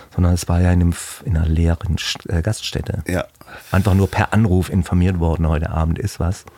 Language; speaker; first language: German; native; German